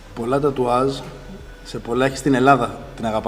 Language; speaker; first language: Greek; native; Greek